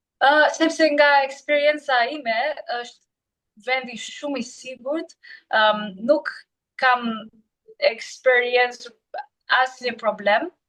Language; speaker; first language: Albanian; non-native, learner; English